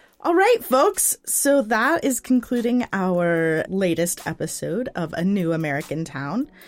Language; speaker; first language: English; native; English